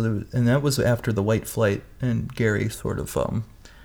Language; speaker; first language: English; native; English